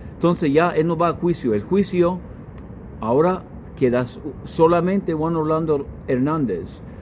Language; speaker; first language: Spanish; non-native, fluent; English